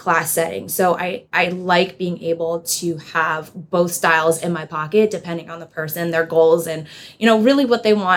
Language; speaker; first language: English; native; English